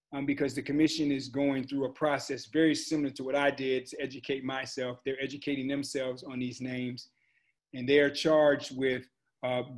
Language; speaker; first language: English; native; English